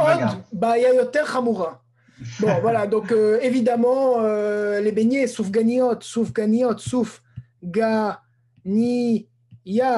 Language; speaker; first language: Hebrew; non-native, fluent; French